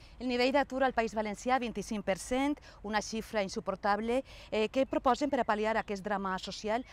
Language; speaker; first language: Catalan; native; Catalan